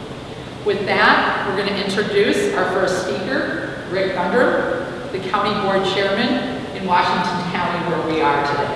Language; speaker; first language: English; native; English